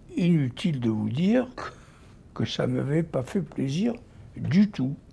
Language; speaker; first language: French; native; French